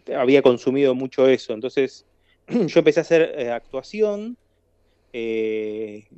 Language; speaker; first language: Spanish; native; Spanish